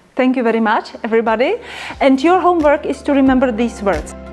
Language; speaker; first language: English; non-native, fluent; Czech